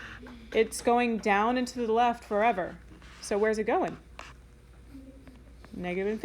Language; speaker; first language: English; native; English